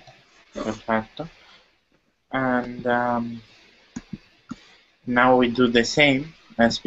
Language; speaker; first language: English; non-native, fluent; Italian